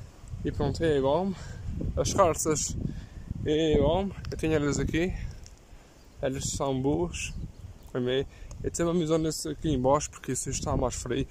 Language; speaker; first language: Portuguese; early bilingual, heritage; Portuguese